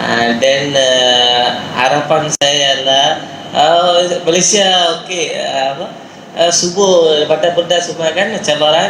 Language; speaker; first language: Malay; non-native, local second language; Tamil